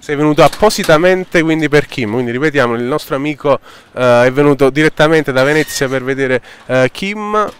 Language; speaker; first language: Italian; native; Italian